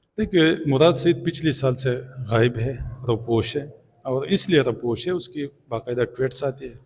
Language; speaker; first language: Urdu; non-native, local second language; Pashto